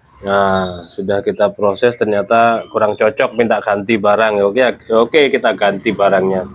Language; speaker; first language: Indonesian; native; Indonesian